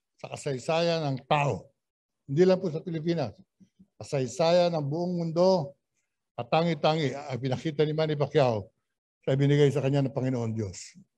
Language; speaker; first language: Filipino; native; Filipino